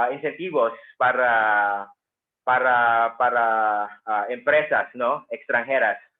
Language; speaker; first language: Spanish; non-native, fluent; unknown